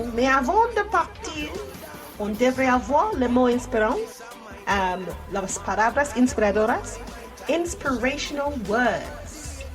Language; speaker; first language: French; non-native, fluent; English